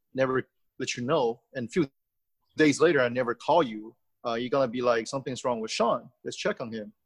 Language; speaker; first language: English; early bilingual, other home language; Chinese